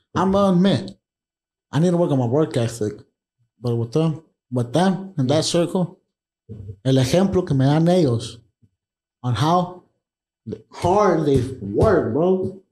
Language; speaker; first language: English; early bilingual, other home language; Spanish